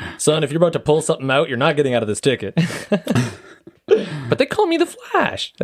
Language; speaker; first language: English; native; English